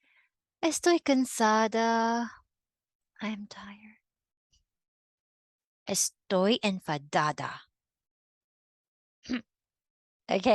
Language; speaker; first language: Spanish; non-native, fluent; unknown